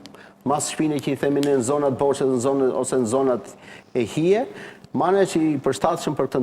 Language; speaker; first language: Albanian; native; Albanian